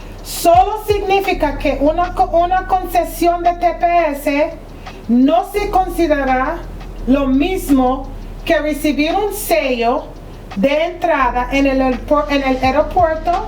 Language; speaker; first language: Spanish; non-native, fluent; English